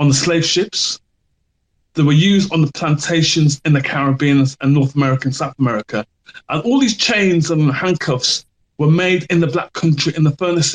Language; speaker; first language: English; native; English